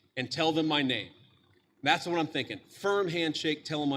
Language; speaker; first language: English; native; English